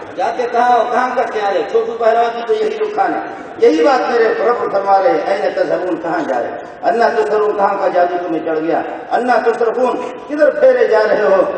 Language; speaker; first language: Urdu; non-native, local second language; Brahui